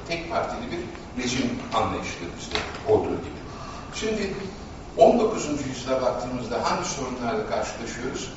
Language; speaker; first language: Turkish; native; Turkish